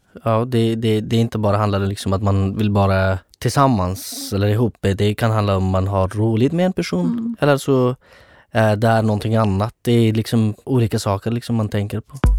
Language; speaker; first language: Swedish; non-native, fluent; Persian